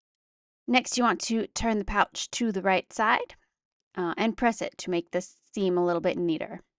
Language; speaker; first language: English; native; English